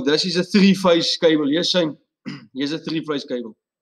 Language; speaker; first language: English; non-native, local second language; Afrikaans